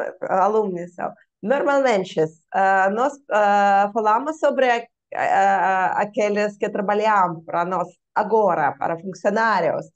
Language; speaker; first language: Portuguese; non-native, learner; Russian